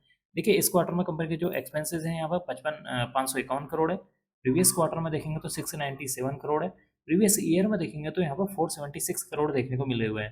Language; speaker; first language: Hindi; native; Hindi